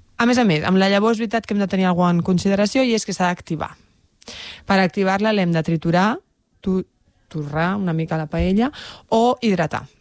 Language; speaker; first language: Catalan; non-native, local second language; Spanish